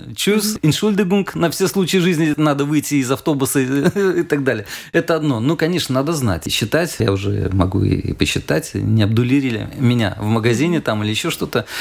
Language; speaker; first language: Russian; native; Russian